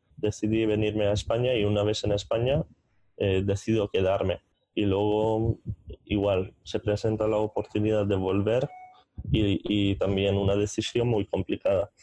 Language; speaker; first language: Spanish; non-native, fluent; Hungarian